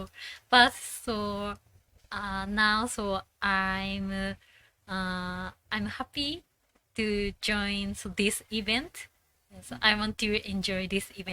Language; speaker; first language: English; non-native, learner; Japanese